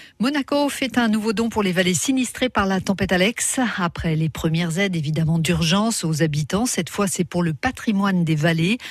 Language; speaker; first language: French; native; French